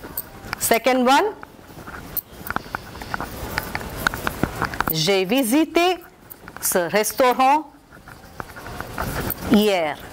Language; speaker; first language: French; non-native, fluent; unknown